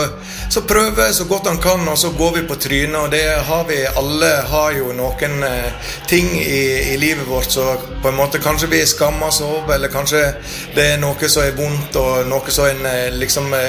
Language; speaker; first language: Norwegian; native; Norwegian